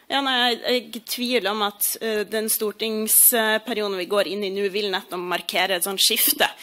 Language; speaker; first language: Norwegian; native; Norwegian